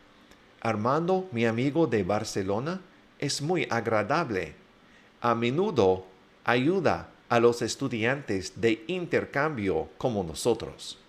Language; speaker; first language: Spanish; non-native, fluent; English